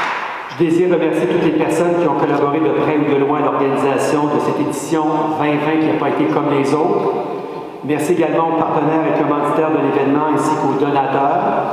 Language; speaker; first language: French; native; French